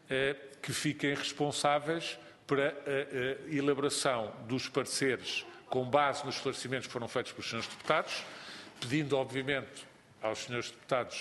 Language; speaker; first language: Portuguese; native; Portuguese